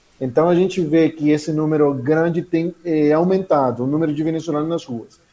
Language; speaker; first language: Portuguese; non-native, fluent; Spanish